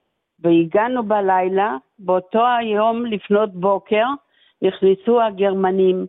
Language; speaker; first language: Hebrew; non-native, fluent; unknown